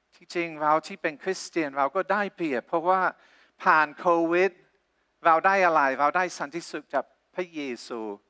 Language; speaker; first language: Thai; non-native, fluent; English